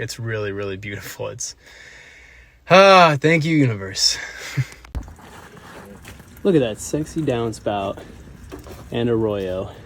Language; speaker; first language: English; native; English